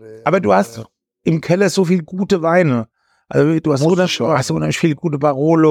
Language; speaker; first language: German; native; German